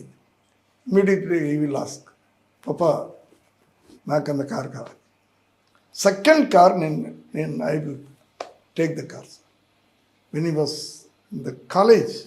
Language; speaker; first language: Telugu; non-native, learner; Tamil